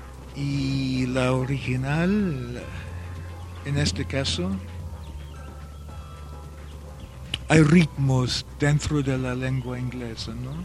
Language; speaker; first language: Spanish; non-native, fluent; Welsh